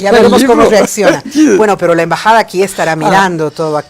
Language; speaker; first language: Spanish; native; Spanish